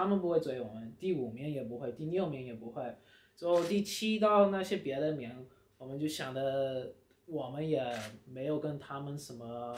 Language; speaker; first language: Chinese; early bilingual, heritage; Chinese